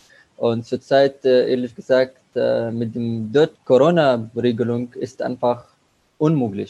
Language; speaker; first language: German; non-native, learner; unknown